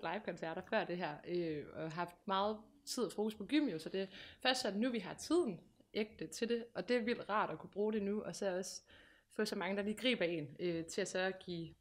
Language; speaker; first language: Danish; native; Danish